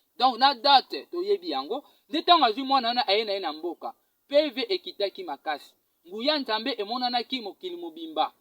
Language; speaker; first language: Lingala; non-native, local second language; Kongo